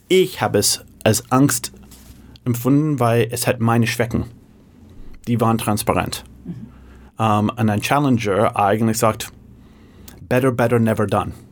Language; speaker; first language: German; non-native, fluent; English